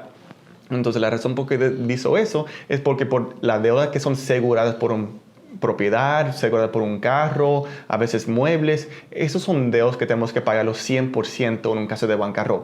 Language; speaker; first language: Spanish; early bilingual, heritage; Spanish